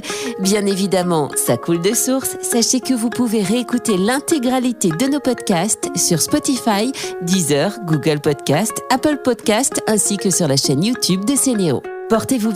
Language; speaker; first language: French; native; French